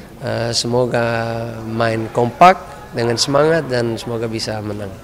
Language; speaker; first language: Indonesian; early bilingual, heritage; Dutch